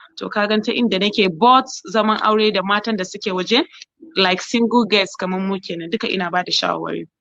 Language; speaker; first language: Hausa; non-native, local second language; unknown